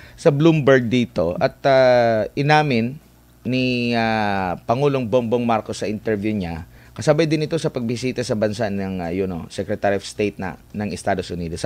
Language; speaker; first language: Filipino; non-native, local second language; Cebuano